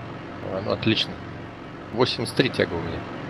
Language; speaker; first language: Russian; native; Russian